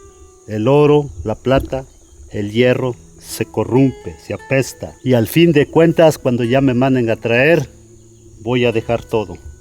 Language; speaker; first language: Spanish; native; Spanish